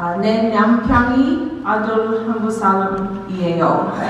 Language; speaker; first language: Korean; non-native, learner; English